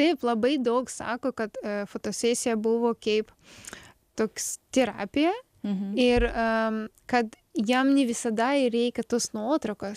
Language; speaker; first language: Lithuanian; non-native, learner; Ukrainian